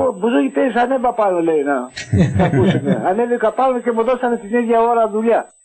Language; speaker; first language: Greek; early bilingual, other home language; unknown